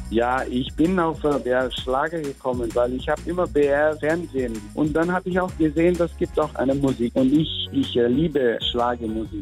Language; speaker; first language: German; early bilingual, heritage; German